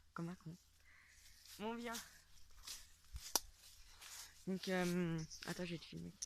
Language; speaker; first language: French; native; French